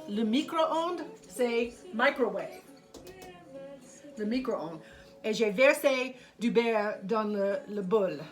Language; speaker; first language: French; non-native, fluent; English